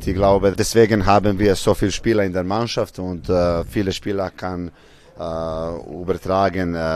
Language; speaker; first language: German; non-native, fluent; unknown